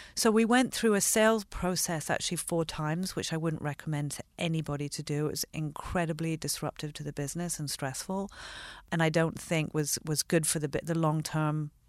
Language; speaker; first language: English; native; English